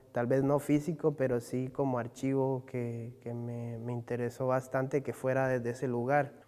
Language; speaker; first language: Spanish; native; Spanish